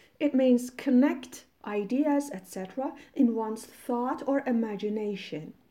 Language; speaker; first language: English; non-native, fluent; Persian